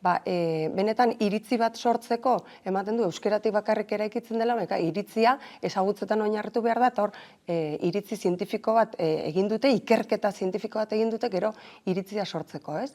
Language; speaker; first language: Basque; native; Basque